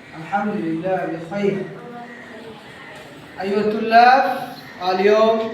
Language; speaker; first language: Arabic; non-native, fluent; Bangla